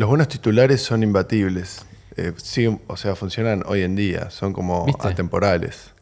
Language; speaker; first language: Spanish; native; Spanish